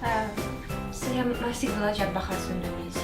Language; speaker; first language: Indonesian; non-native, learner; Russian